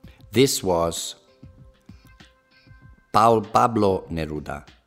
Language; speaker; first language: English; native; English